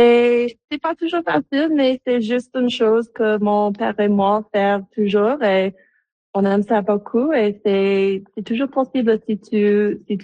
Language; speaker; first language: French; non-native, local second language; English